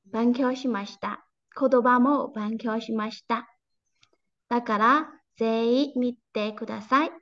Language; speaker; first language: Japanese; non-native, learner; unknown